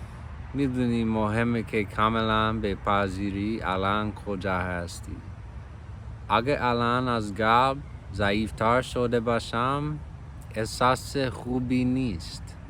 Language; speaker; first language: Persian; non-native, fluent; English